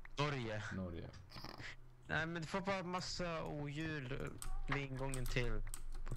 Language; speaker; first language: Swedish; native; Swedish